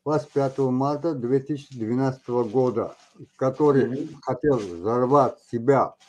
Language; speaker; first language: Russian; non-native, local second language; Tajik